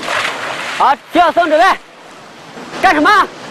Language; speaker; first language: Chinese; native; Chinese